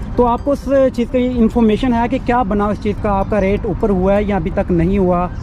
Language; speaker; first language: Urdu; non-native, local second language; Punjabi